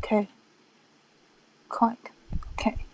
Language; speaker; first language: English; non-native, learner; Chinese